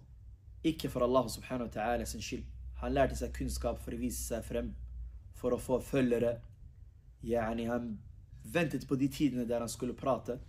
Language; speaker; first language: Norwegian; early bilingual, other home language; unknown